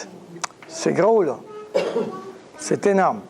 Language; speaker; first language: French; native; French